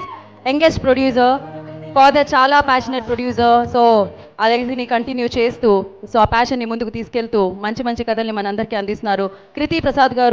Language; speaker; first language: Telugu; native; Telugu